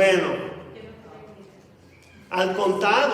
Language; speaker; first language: Spanish; non-native, fluent; English